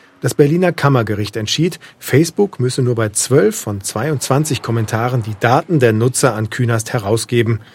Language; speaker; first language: German; native; German